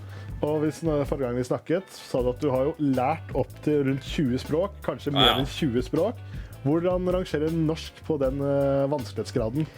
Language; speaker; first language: Norwegian; native; Norwegian